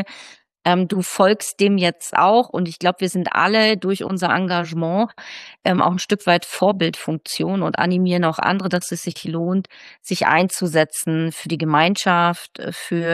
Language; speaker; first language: German; native; German